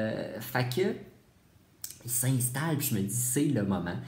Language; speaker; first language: French; native; French